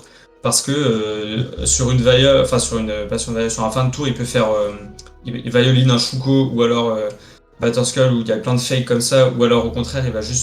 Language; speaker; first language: French; native; French